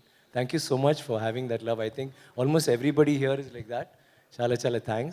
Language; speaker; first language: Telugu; non-native, learner; Tamil